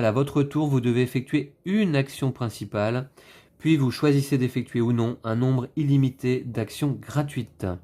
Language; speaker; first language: French; native; French